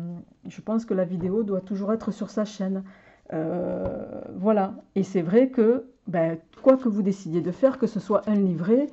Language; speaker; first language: French; native; French